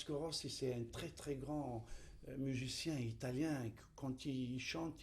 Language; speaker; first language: French; non-native, fluent; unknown